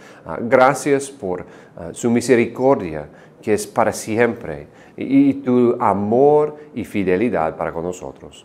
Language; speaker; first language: Spanish; non-native, fluent; English